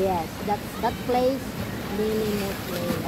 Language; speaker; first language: English; non-native, learner; Filipino